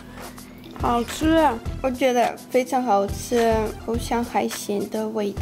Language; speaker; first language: Chinese; non-native, learner; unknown